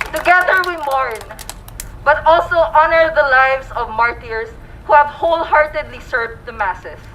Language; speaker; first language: English; non-native, local second language; Filipino